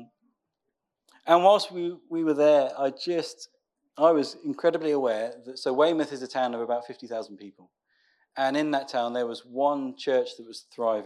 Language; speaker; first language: English; native; English